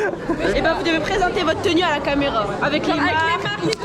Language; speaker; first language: French; native; French